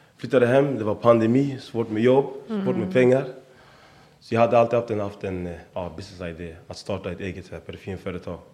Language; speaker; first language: Swedish; early bilingual, other home language; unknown